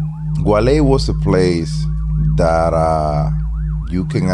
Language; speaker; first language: English; non-native, fluent; Spanish